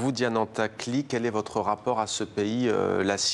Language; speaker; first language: French; native; French